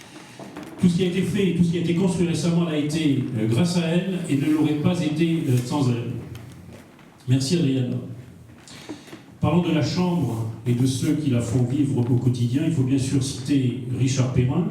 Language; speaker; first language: French; native; French